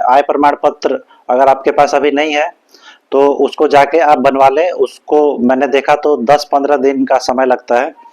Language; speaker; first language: Hindi; native; Hindi